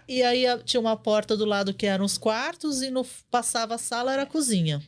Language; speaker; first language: Portuguese; early bilingual, other home language; Korean